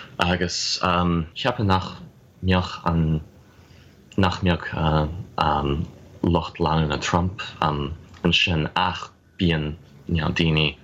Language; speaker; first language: Irish; non-native, fluent; English